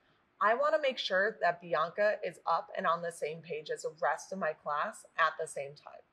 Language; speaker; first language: English; native; English